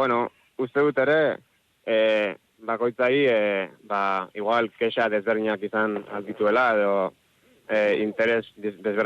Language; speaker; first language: Basque; non-native, local second language; Spanish